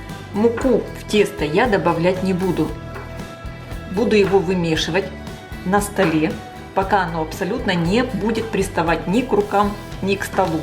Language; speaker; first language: Russian; native; Russian